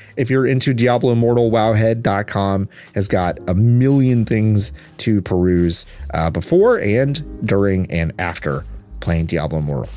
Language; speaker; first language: English; native; English